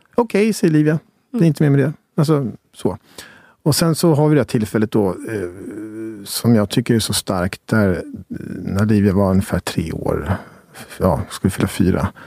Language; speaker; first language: Swedish; native; Swedish